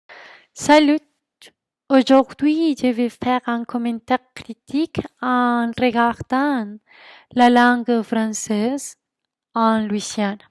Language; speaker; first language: French; non-native, fluent; Spanish